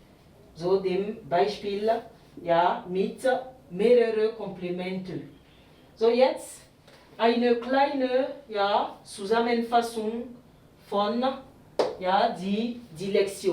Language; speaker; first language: German; non-native, learner; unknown